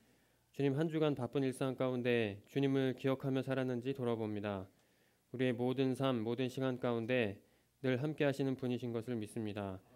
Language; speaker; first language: Korean; native; Korean